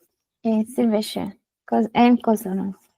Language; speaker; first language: Hungarian; non-native, learner; Spanish